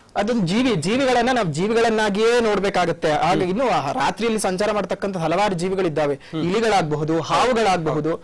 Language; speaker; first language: Kannada; native; Kannada